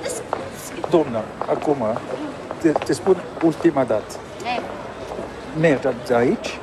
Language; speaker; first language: Romanian; non-native, learner; French